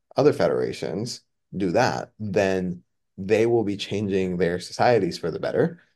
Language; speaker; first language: English; non-native, fluent; Spanish